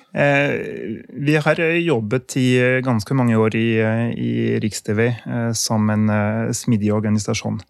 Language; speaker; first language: Norwegian; non-native, fluent; French